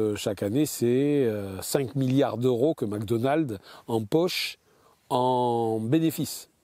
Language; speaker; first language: French; native; French